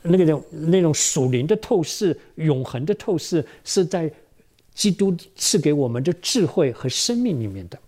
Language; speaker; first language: Chinese; native; Chinese